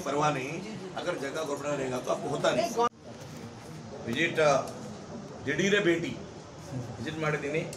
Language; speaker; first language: Kannada; non-native, local second language; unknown